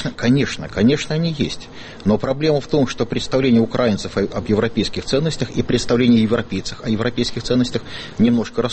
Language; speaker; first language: Russian; native; Russian